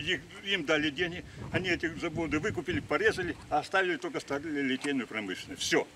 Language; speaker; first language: Russian; native; Russian